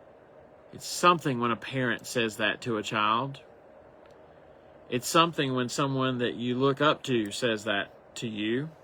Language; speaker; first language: English; native; English